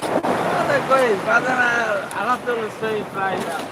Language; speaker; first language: Arabic; non-native, learner; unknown